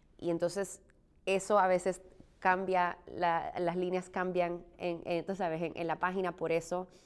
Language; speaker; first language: Spanish; native; Spanish